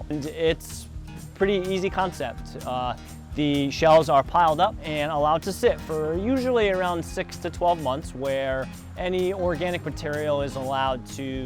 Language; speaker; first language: English; native; English